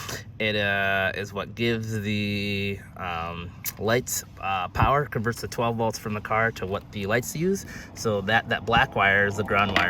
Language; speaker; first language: English; native; English